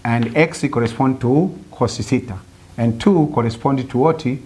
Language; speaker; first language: English; non-native, local second language; Swahili